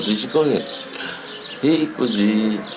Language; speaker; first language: Italian; non-native, learner; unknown